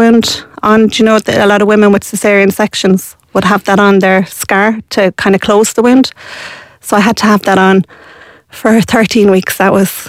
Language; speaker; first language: English; native; English